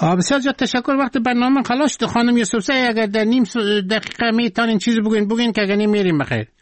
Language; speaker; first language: Persian; non-native, local second language; Turkmen